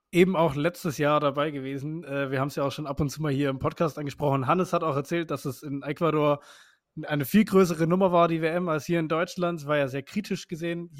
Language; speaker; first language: German; native; German